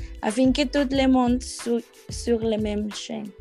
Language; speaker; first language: French; non-native, learner; Spanish